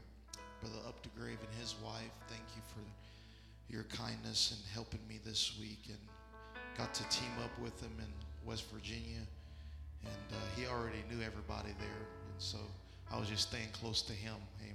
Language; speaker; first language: English; native; English